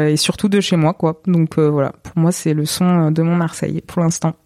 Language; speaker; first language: French; native; French